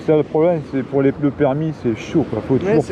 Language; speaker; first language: French; native; French